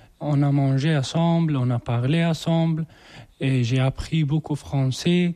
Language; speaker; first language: French; non-native, learner; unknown